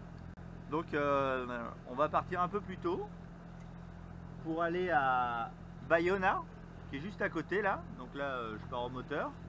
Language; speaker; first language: French; native; French